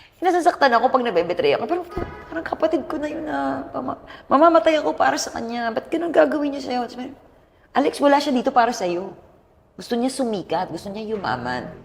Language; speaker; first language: Filipino; native; Filipino